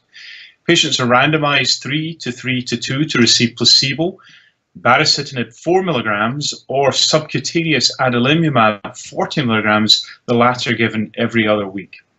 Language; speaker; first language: English; native; English